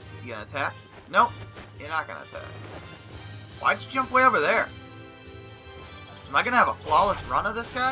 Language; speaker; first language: English; native; English